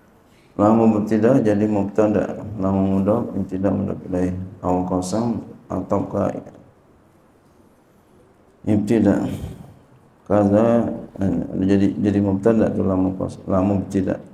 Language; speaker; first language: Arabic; non-native, fluent; Indonesian